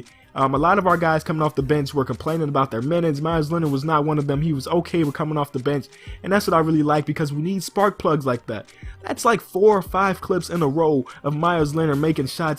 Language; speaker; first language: English; native; English